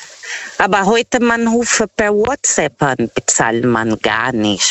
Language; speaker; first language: German; non-native, fluent; Portuguese